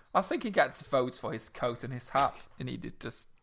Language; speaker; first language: English; non-native, fluent; Luxembourgish